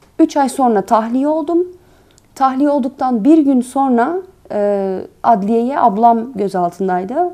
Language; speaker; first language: Turkish; early bilingual, heritage; Turkish